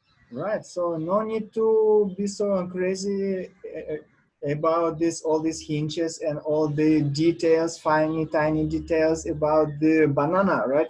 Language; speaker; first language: English; non-native, learner; Russian